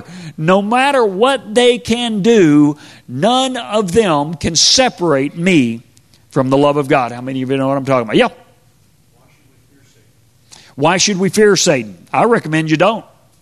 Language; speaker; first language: English; native; English